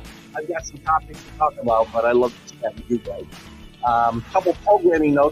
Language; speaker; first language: English; native; English